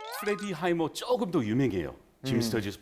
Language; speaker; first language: Korean; non-native, fluent; English